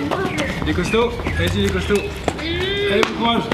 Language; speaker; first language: French; native; French